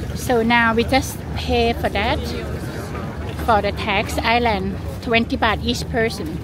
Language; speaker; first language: English; non-native, learner; Thai